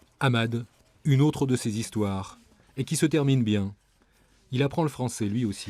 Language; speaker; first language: French; native; French